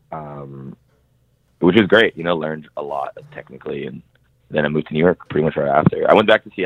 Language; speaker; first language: English; native; English